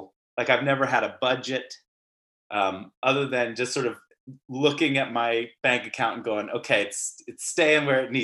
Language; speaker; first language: English; native; English